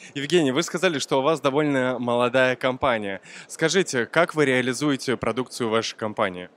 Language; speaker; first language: Russian; native; Russian